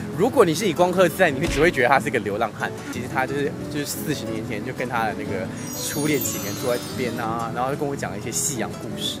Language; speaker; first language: Chinese; early bilingual, other home language; Filipino